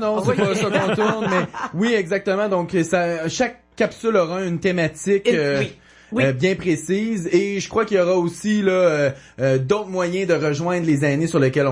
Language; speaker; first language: French; native; French